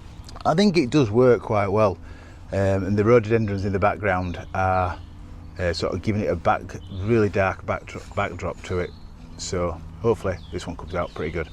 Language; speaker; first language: English; native; English